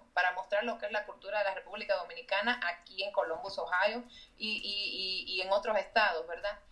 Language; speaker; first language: Spanish; native; Spanish